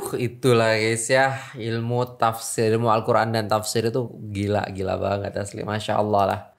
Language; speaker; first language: Indonesian; native; Indonesian